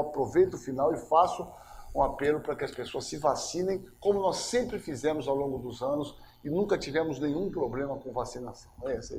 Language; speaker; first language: Portuguese; native; Portuguese